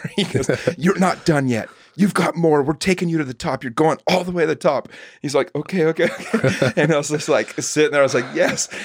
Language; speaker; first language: English; native; English